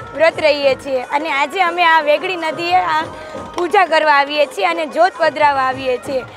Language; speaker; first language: Gujarati; non-native, local second language; Sindhi